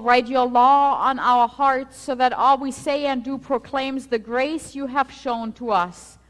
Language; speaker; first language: English; native; English